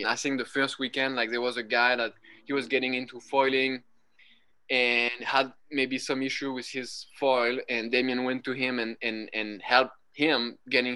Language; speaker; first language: English; non-native, fluent; French